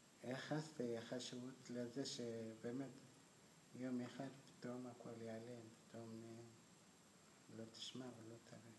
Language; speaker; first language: Hebrew; non-native, fluent; Amharic